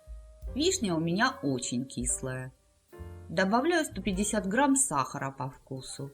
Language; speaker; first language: Russian; native; Russian